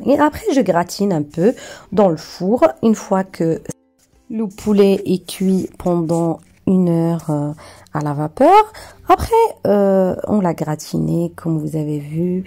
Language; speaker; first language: French; non-native, local second language; Arabic